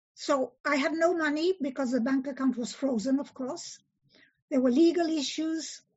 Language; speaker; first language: English; early bilingual, other home language; Polish